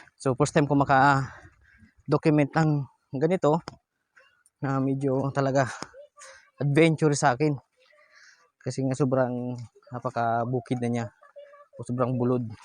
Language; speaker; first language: Filipino; non-native, local second language; Bikol